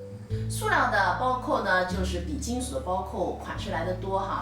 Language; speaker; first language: Chinese; native; Chinese